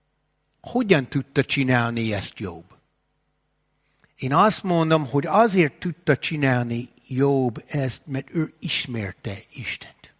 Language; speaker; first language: Hungarian; non-native, fluent; English